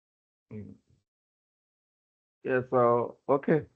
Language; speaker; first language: English; non-native, learner; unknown